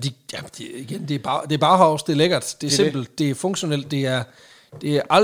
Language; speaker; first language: Danish; native; Danish